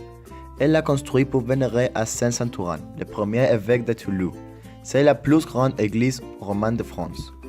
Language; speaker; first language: French; non-native, learner; Spanish